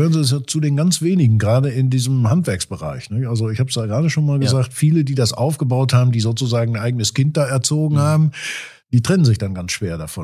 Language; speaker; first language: German; native; German